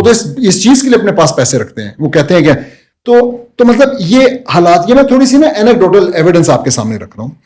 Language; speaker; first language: Urdu; early bilingual, heritage; Urdu